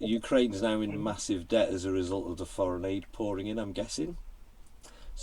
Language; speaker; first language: English; native; English